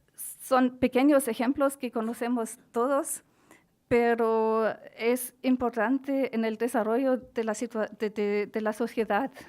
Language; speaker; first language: Spanish; non-native, fluent; German